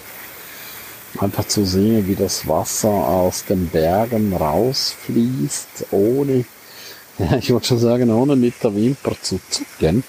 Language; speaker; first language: German; native; German